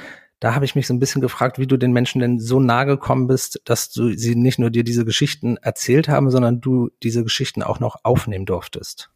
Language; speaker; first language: German; native; German